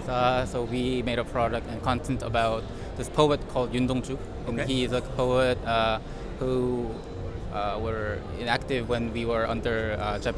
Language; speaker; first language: English; non-native, fluent; Korean